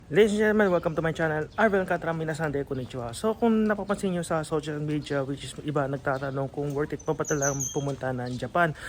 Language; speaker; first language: Filipino; native; Filipino